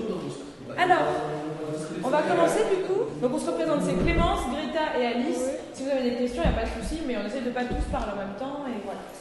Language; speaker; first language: French; native; French